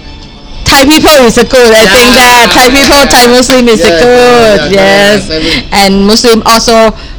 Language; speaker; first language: English; non-native, learner; Thai